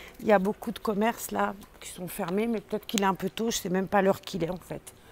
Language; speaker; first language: French; native; French